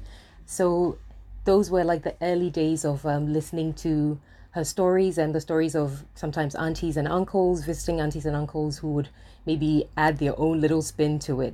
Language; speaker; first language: English; non-native, local second language; Akan